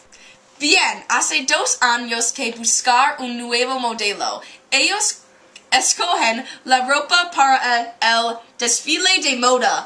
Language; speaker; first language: Spanish; non-native, learner; English